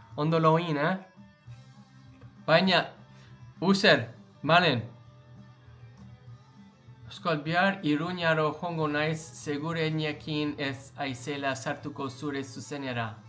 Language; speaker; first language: Basque; non-native, learner; English